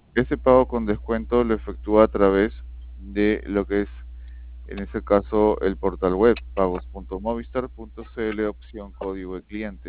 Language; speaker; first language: Spanish; native; Spanish